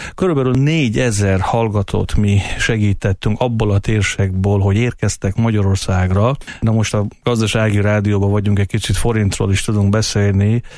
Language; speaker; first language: Hungarian; non-native, fluent; Persian